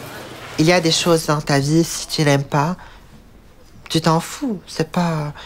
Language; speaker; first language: French; non-native, learner; Arabic